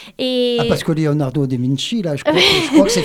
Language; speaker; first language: French; native; French